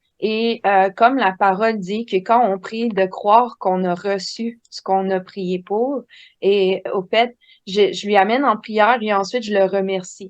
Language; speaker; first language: French; native; French